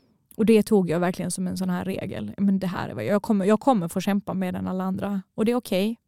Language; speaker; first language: Swedish; early bilingual, other home language; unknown